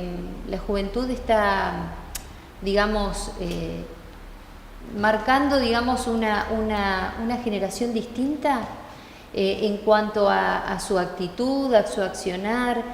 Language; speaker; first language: Spanish; native; Spanish